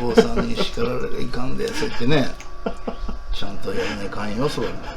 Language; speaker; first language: Japanese; native; Japanese